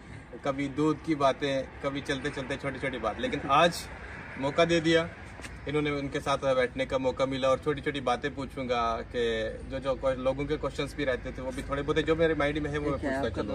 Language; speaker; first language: Hindi; native; Hindi